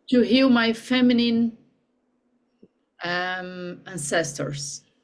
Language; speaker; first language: English; non-native, learner; Portuguese